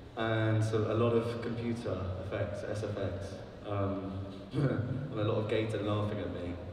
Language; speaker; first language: English; native; English